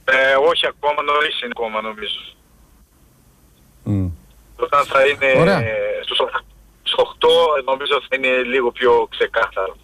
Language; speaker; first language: Greek; non-native, fluent; Portuguese